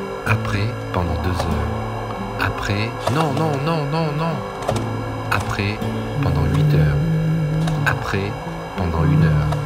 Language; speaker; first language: French; non-native, learner; Arabic